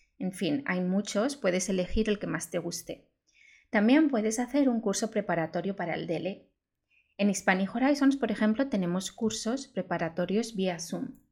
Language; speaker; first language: Spanish; native; Spanish